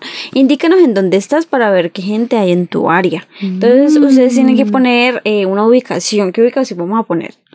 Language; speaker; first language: Spanish; native; Spanish